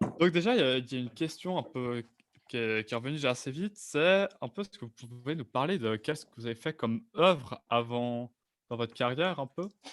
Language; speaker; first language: French; native; French